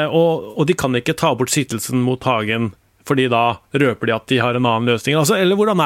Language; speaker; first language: Norwegian; native; Norwegian